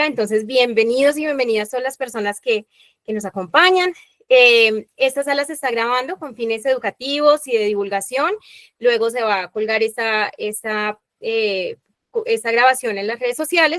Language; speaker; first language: Spanish; native; Spanish